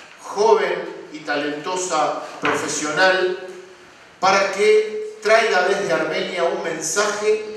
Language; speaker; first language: Spanish; native; Spanish